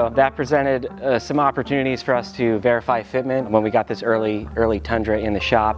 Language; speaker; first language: English; native; English